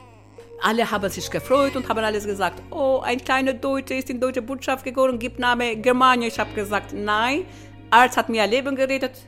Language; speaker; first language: German; non-native, learner; Albanian